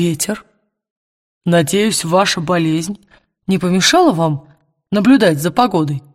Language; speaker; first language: Russian; native; Russian